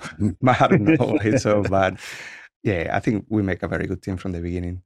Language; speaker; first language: English; non-native, fluent; Spanish